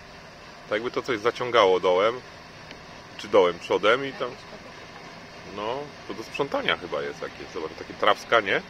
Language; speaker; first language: Polish; native; Polish